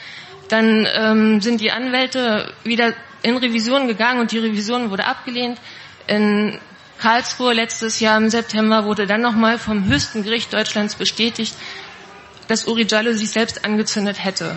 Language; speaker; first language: German; native; German